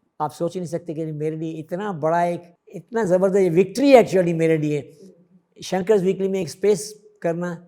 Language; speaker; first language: Hindi; early bilingual, other home language; Sindhi